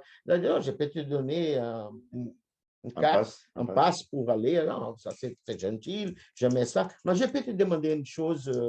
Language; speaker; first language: French; non-native, fluent; Portuguese